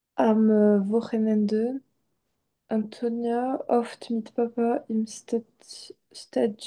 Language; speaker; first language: German; non-native, learner; French